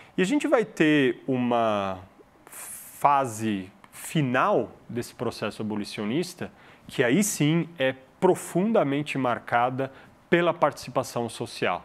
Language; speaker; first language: Portuguese; early bilingual, other home language; Arabic